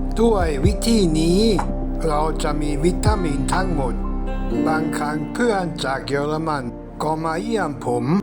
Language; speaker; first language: Thai; non-native, fluent; German